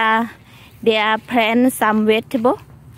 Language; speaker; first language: English; non-native, learner; Thai